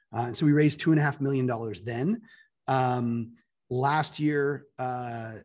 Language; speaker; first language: English; native; English